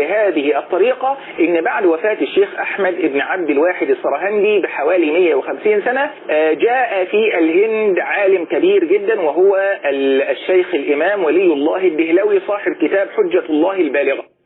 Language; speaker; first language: Arabic; native; Arabic